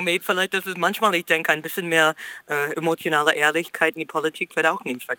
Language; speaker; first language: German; non-native, fluent; English